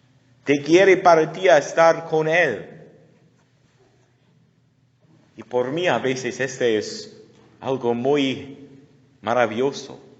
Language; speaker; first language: Spanish; non-native, learner; English